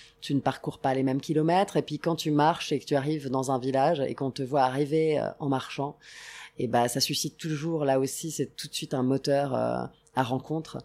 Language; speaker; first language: French; non-native, fluent; Italian